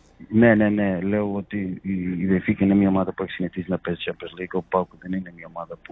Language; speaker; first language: Greek; non-native, fluent; Portuguese